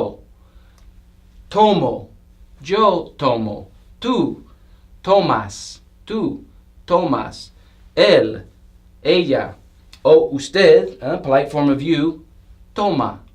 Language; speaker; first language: Spanish; non-native, fluent; English